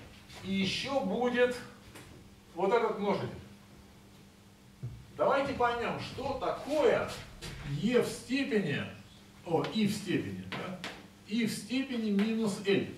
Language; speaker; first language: Russian; native; Russian